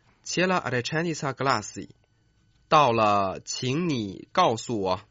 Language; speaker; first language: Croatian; non-native, fluent; Chinese